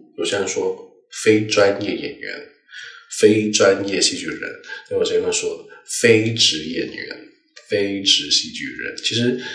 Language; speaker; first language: Chinese; non-native, local second language; Cantonese